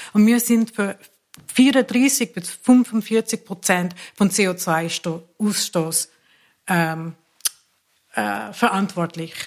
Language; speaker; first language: German; non-native, fluent; English